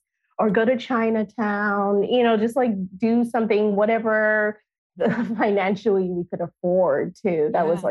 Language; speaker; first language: English; non-native, local second language; Yoruba